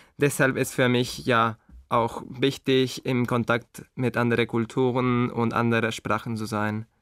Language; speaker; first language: German; non-native, fluent; Spanish